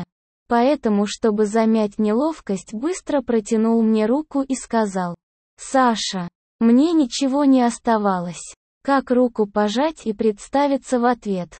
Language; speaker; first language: Russian; native; Russian